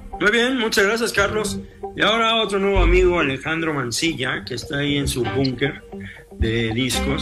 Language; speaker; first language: Spanish; native; Spanish